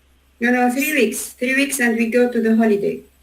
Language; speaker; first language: English; non-native, learner; Arabic